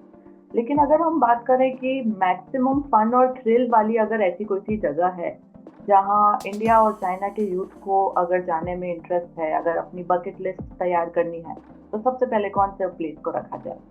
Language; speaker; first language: Hindi; native; Hindi